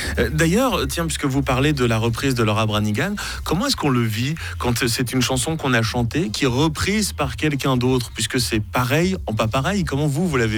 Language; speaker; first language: French; native; French